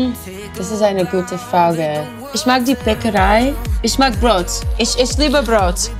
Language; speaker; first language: German; non-native, learner; English